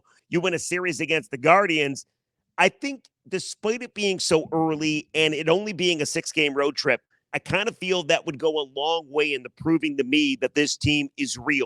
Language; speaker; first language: English; native; English